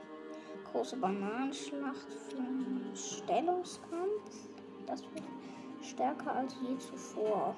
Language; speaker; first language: German; native; German